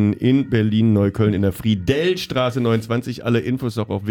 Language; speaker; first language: German; native; German